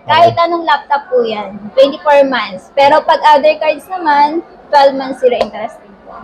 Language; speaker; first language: Filipino; native; Filipino